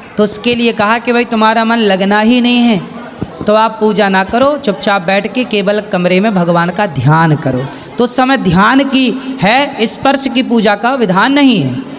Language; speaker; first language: Hindi; native; Hindi